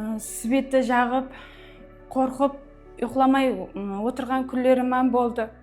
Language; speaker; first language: Uzbek; non-native, local second language; Kara-Kalpak